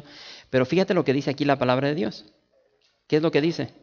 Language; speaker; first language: Spanish; native; Spanish